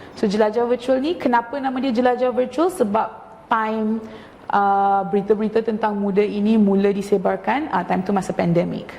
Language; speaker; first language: Malay; non-native, local second language; Tamil